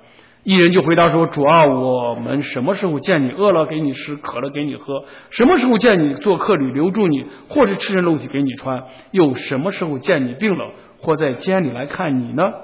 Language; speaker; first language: Chinese; native; Chinese